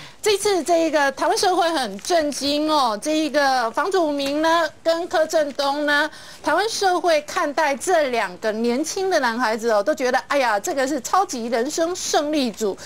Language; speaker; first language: Chinese; native; Chinese